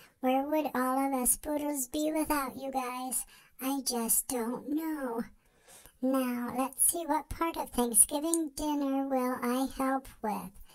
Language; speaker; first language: English; native; English